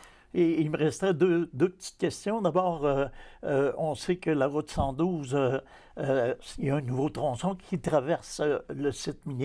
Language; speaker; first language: French; native; French